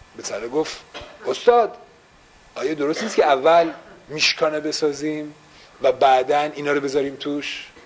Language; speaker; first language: Persian; early bilingual, heritage; Persian